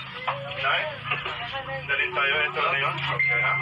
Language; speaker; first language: Filipino; non-native, learner; Arabic